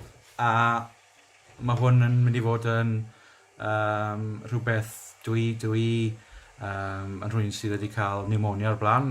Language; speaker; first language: Welsh; native; Welsh